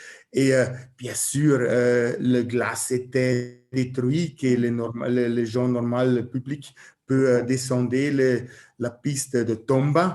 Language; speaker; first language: French; non-native, learner; German